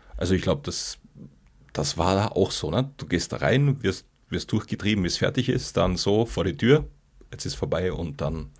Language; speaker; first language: German; native; German